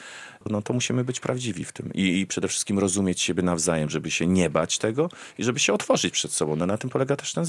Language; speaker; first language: Polish; native; Polish